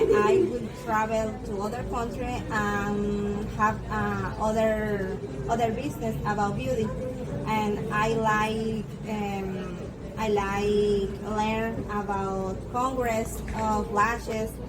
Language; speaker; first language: English; non-native, learner; Spanish